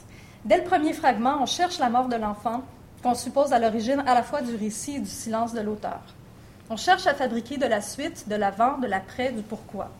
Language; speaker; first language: French; native; French